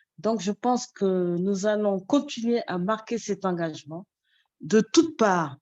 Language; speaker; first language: French; non-native, local second language; Wolof